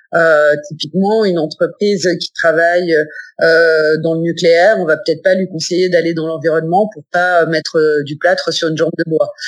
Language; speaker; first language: French; native; French